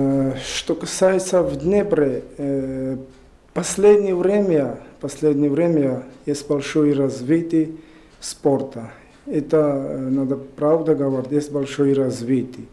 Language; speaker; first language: Russian; non-native, learner; Georgian